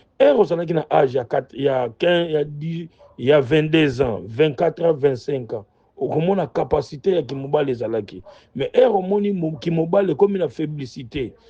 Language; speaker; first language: Lingala; non-native, local second language; Kongo